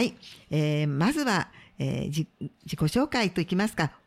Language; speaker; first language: Japanese; native; Japanese